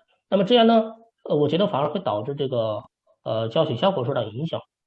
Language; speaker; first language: Chinese; native; Chinese